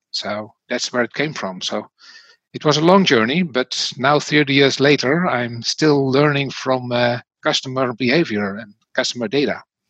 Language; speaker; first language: English; non-native, fluent; Dutch